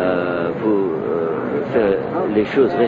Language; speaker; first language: French; non-native, learner; English